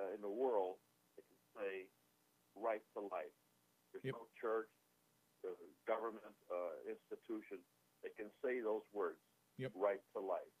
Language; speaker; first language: English; native; English